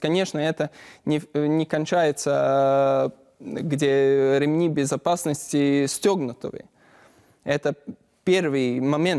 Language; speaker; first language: Russian; non-native, learner; Latvian